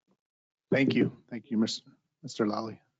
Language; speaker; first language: English; native; English